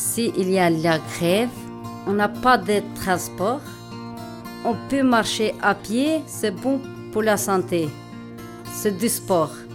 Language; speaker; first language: French; non-native, learner; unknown